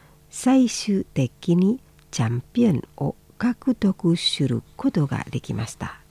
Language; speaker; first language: Japanese; non-native, fluent; Indonesian